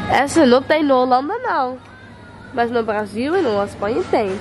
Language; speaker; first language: Portuguese; non-native, learner; Dutch